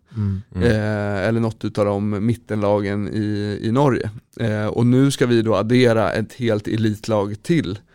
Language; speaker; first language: Swedish; native; Swedish